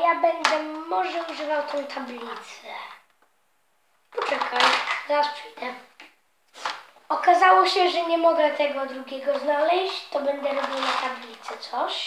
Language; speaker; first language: Polish; early bilingual, heritage; Polish